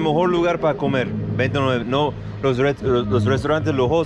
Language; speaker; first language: Spanish; non-native, fluent; English